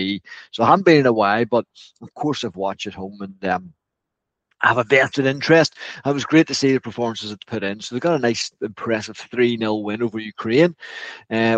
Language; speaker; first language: English; native; English